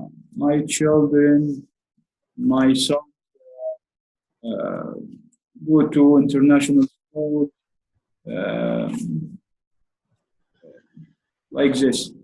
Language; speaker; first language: English; non-native, learner; Arabic